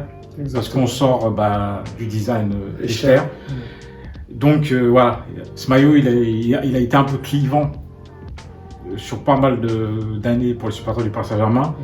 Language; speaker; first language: French; native; French